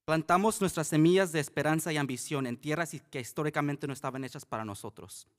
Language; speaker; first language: Spanish; early bilingual, heritage; Spanish